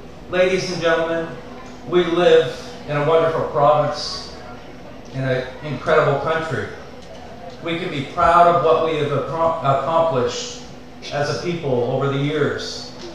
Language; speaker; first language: English; native; English